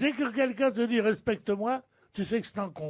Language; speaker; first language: French; native; French